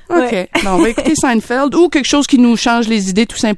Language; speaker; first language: French; native; French